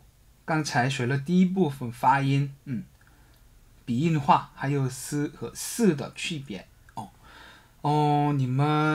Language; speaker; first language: Chinese; non-native, fluent; Korean